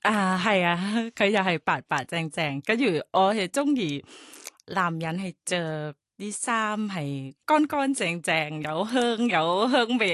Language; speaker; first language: Cantonese; non-native, learner; Thai